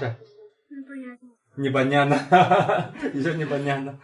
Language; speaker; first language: Russian; non-native, fluent; Chinese